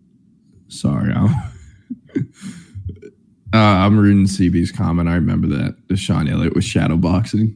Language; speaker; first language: English; native; English